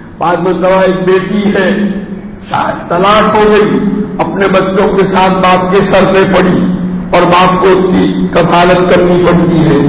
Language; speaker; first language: Urdu; non-native, local second language; Gujarati